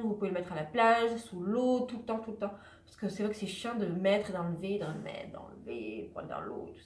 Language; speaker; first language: French; native; French